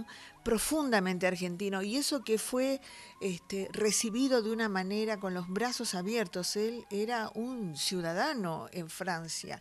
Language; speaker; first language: Spanish; native; Spanish